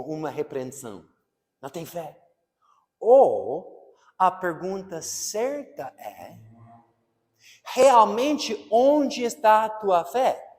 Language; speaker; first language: Portuguese; non-native, fluent; English